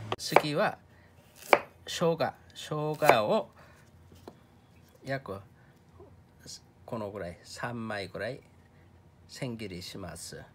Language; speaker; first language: Japanese; non-native, fluent; Korean